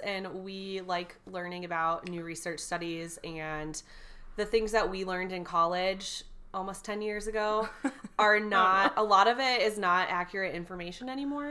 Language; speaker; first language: English; native; English